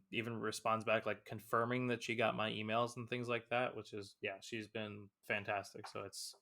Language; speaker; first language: English; native; English